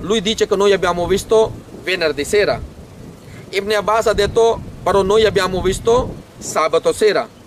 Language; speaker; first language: Italian; non-native, fluent; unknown